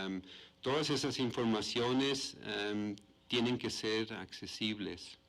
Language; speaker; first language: Spanish; non-native, fluent; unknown